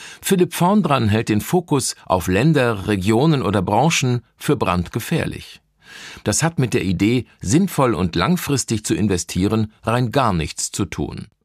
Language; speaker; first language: German; native; German